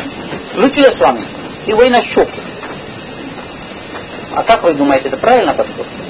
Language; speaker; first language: Russian; non-native, learner; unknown